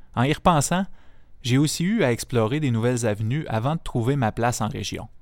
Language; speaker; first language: French; native; French